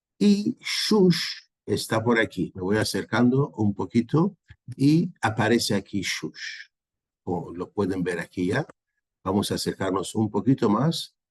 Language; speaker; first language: Spanish; non-native, fluent; Persian